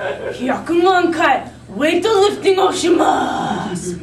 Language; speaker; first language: Japanese; non-native, learner; English